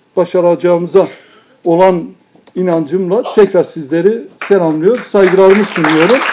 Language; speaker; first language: Turkish; non-native, local second language; Kurdish